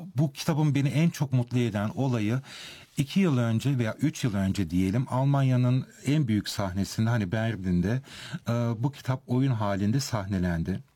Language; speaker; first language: Turkish; early bilingual, heritage; Turkish